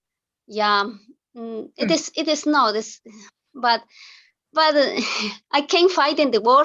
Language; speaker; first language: English; non-native, learner; Spanish